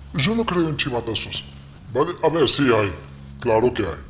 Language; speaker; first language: Spanish; non-native, fluent; Arabic